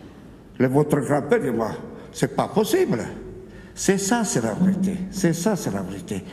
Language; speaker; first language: French; non-native, fluent; Italian